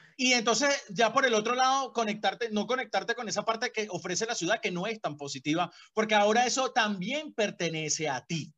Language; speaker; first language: Spanish; native; Spanish